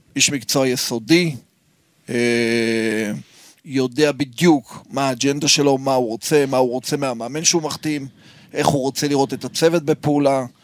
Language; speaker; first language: Hebrew; native; Hebrew